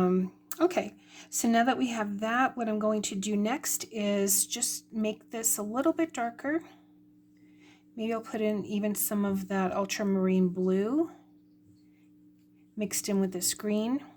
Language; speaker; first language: English; native; English